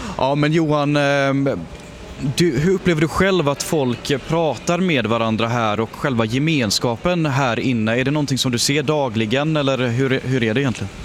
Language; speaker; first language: Swedish; native; Swedish